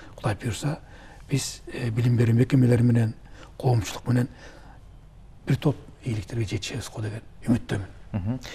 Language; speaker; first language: Kyrgyz; native; Kyrgyz